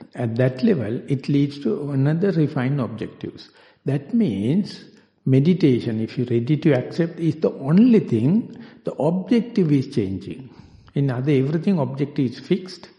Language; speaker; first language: English; non-native, local second language; Sinhala